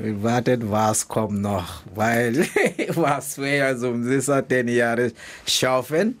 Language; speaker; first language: German; non-native, learner; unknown